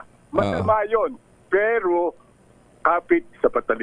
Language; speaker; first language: Filipino; native; Filipino